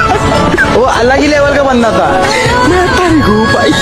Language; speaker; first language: Hindi; non-native, local second language; Gujarati